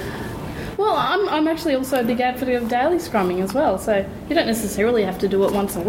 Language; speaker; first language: English; native; English